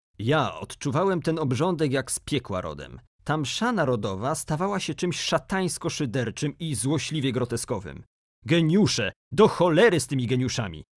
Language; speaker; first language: Polish; native; Polish